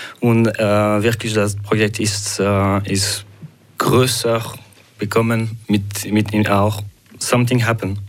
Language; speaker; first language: German; non-native, local second language; French